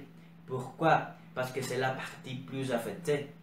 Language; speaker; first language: French; non-native, learner; Spanish